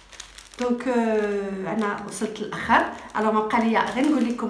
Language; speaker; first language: Arabic; native; Arabic